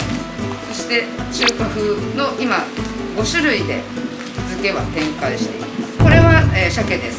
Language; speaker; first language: Japanese; native; Japanese